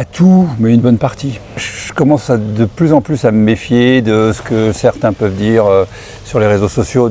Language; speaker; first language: French; native; French